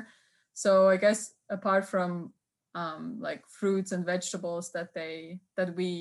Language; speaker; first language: English; non-native, fluent; Swiss German